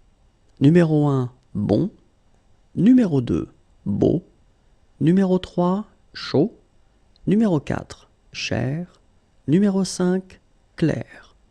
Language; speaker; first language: French; native; French